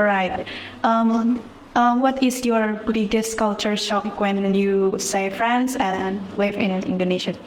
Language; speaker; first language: English; non-native, fluent; Indonesian